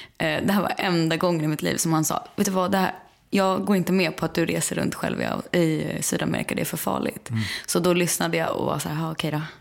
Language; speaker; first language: Swedish; native; Swedish